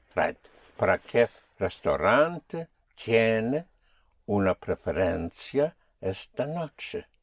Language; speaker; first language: Spanish; non-native, fluent; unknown